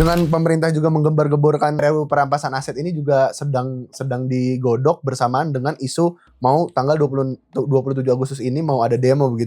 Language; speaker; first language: Indonesian; native; Indonesian